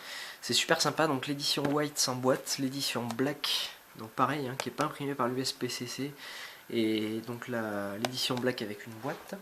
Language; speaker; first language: French; native; French